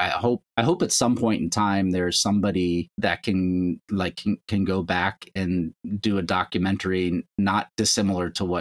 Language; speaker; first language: English; native; English